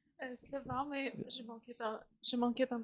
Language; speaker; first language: French; non-native, fluent; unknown